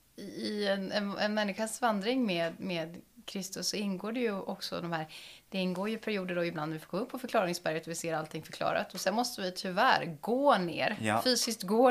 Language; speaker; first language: Swedish; native; Swedish